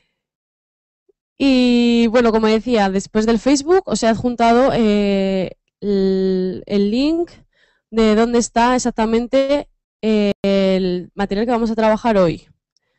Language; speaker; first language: Spanish; native; Spanish